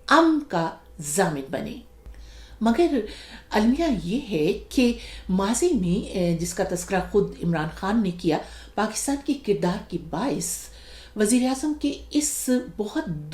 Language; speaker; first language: Urdu; native; Urdu